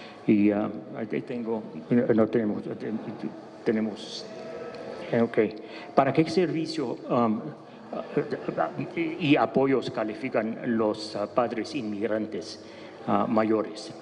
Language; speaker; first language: Spanish; non-native, fluent; English